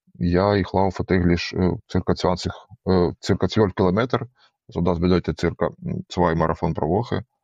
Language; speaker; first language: German; non-native, learner; Ukrainian